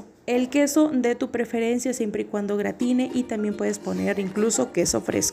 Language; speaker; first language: Spanish; native; Spanish